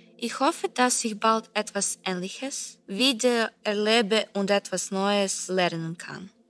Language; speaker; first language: German; non-native, learner; Serbian